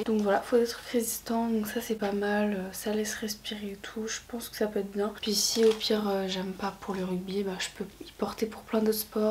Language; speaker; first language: French; native; French